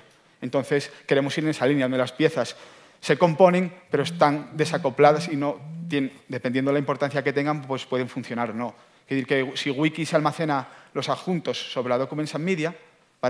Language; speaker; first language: Spanish; native; Spanish